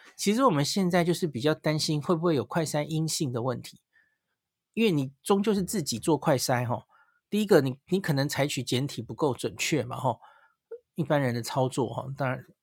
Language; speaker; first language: Chinese; native; Chinese